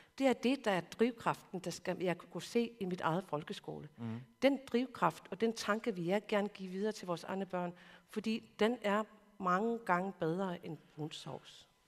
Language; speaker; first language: Danish; non-native, local second language; Kalaallisut